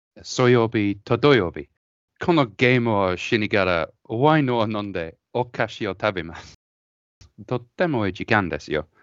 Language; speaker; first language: Japanese; non-native, learner; English